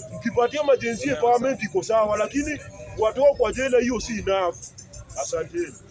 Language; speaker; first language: Swahili; native; Swahili